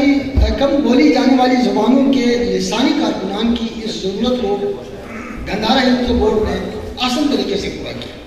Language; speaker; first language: Urdu; non-native, local second language; Northern Hindko